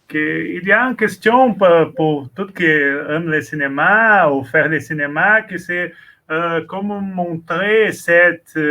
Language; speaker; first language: French; non-native, learner; Portuguese